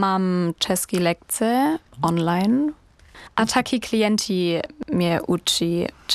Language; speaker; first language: Czech; non-native, learner; German